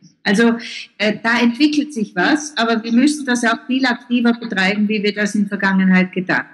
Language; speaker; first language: German; native; German